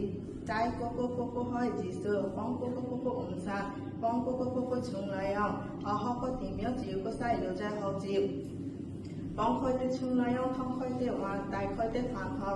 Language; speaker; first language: Cantonese; non-native, learner; Bangla